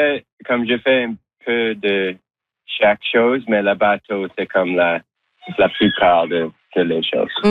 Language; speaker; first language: French; non-native, learner; English